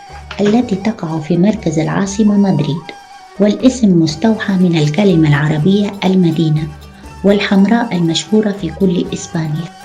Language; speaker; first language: Arabic; non-native, learner; Spanish